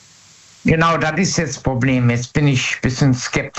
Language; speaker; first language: German; native; German